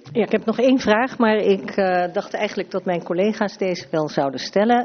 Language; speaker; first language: Dutch; native; Dutch